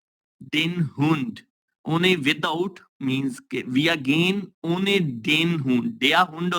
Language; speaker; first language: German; non-native, learner; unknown